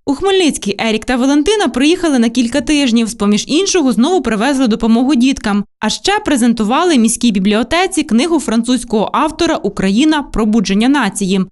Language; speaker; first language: Ukrainian; native; Ukrainian